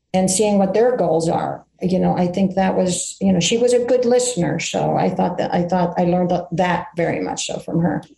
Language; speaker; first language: English; early bilingual, other home language; Greek